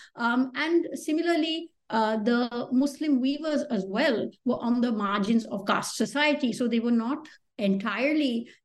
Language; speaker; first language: English; non-native, local second language; Hindi